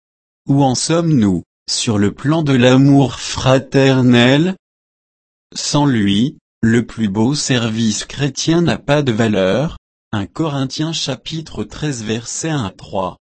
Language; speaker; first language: French; native; French